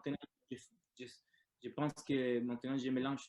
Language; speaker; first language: French; non-native, learner; Spanish